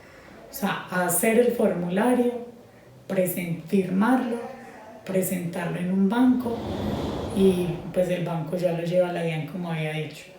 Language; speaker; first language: Spanish; native; Spanish